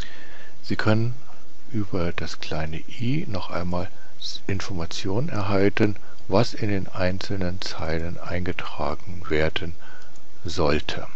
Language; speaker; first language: German; native; German